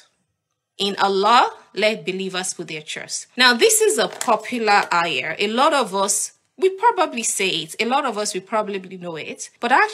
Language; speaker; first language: English; non-native, local second language; Yoruba